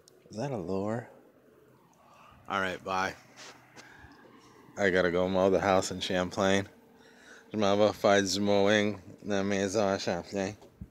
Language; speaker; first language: French; early bilingual, heritage; French